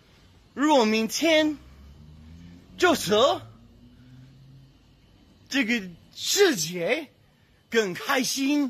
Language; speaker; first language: Chinese; non-native, learner; English